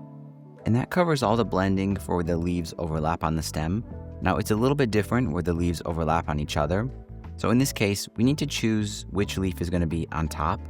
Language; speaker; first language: English; native; English